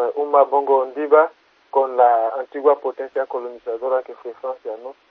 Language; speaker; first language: Spanish; non-native, fluent; French